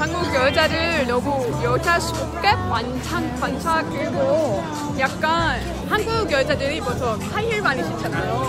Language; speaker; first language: Korean; non-native, fluent; Dutch